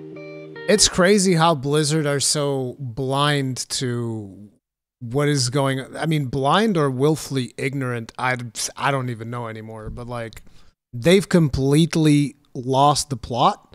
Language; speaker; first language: English; native; English